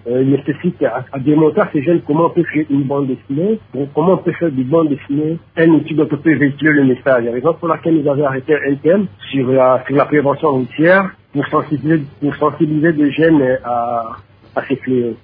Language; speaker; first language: French; non-native, local second language; Lingala